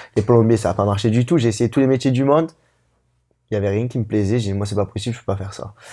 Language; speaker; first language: French; native; French